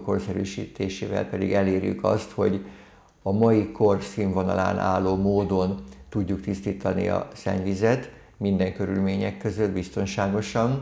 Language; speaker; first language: Hungarian; native; Hungarian